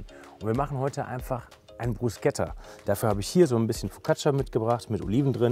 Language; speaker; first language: German; native; German